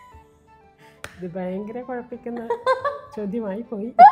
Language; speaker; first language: Malayalam; native; Malayalam